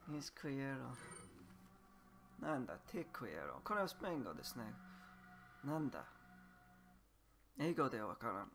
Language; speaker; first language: Japanese; non-native, learner; English